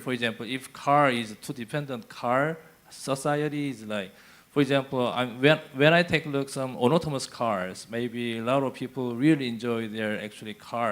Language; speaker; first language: English; non-native, fluent; Korean